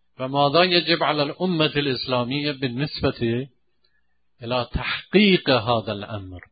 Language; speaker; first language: Arabic; non-native, fluent; Persian